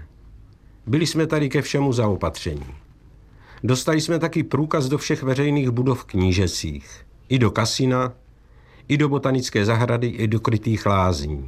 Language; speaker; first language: Czech; native; Czech